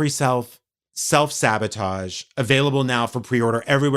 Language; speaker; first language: English; native; English